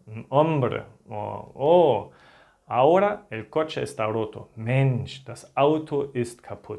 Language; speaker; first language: Spanish; non-native, fluent; German